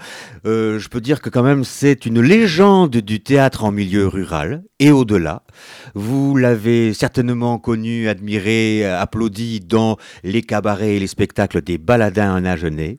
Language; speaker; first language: French; native; French